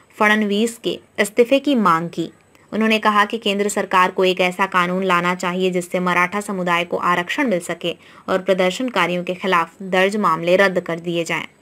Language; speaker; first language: Hindi; non-native, local second language; Marathi